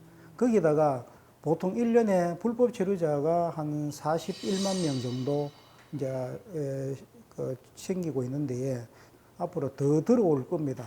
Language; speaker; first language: Korean; native; Korean